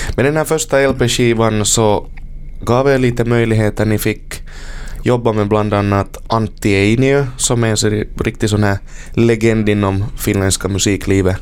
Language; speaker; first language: Swedish; native; Swedish